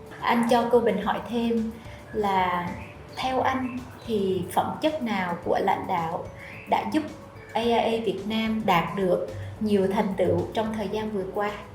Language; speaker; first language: Vietnamese; native; Vietnamese